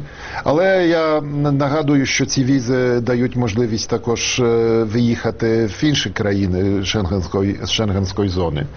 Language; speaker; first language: Ukrainian; non-native, fluent; Polish